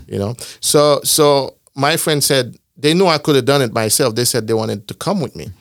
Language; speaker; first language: English; non-native, fluent; Haitian Creole